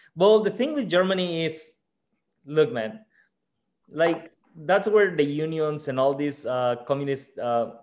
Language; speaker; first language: English; non-native, fluent; Spanish